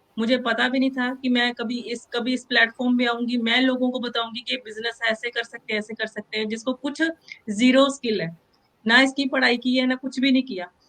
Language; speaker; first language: Hindi; non-native, local second language; Punjabi